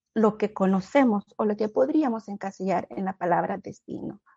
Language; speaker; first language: Spanish; native; Spanish